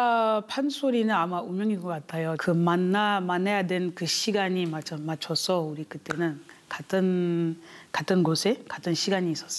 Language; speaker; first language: Korean; non-native, learner; French